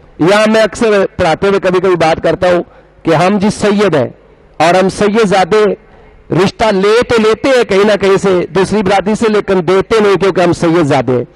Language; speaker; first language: Urdu; non-native, local second language; Punjabi